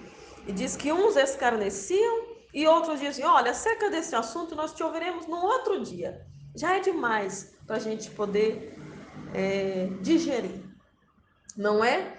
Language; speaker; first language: Portuguese; native; Portuguese